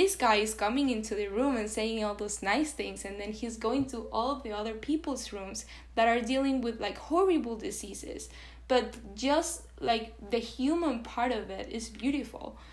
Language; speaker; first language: English; non-native, fluent; Spanish